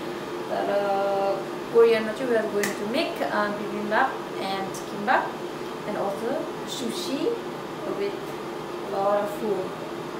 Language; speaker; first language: English; non-native, fluent; Nepali